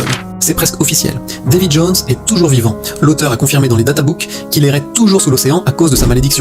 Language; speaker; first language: French; native; French